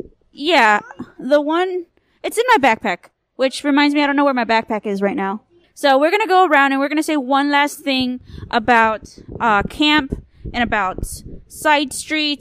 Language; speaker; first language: English; native; English